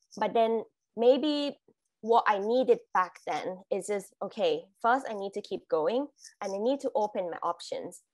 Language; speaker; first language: English; non-native, fluent; Thai